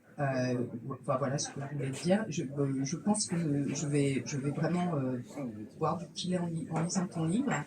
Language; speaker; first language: French; native; French